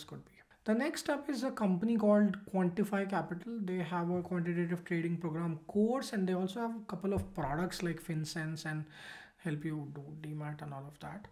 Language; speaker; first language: English; non-native, local second language; Hindi